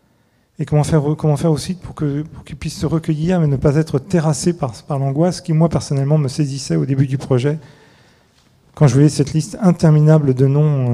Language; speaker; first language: French; native; French